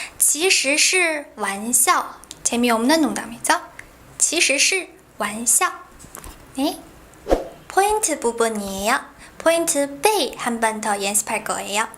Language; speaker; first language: Korean; non-native, fluent; Chinese